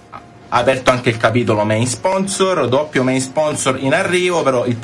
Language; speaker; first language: Italian; native; Italian